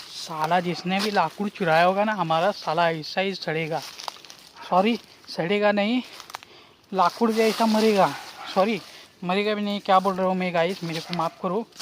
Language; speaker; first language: Hindi; non-native, local second language; Marathi